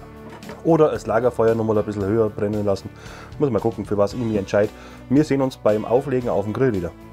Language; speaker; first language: German; native; German